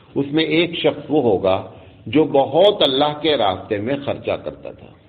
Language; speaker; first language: Urdu; native; Urdu